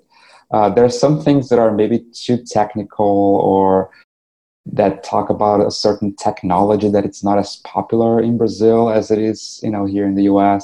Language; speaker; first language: English; non-native, fluent; Portuguese